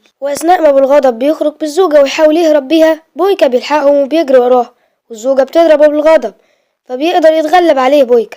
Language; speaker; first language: Arabic; native; Arabic